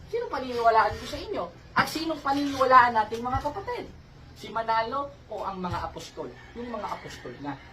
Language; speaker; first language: Filipino; native; Filipino